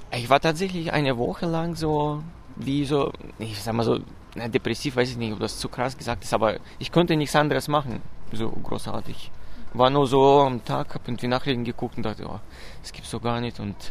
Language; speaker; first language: German; non-native, fluent; Russian